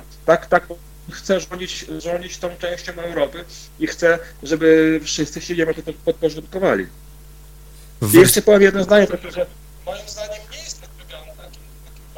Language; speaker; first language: Polish; non-native, fluent; Ukrainian